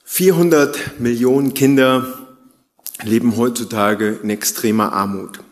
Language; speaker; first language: German; native; German